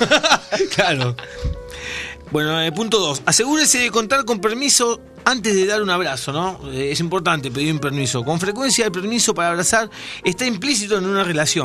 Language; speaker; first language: Spanish; native; Spanish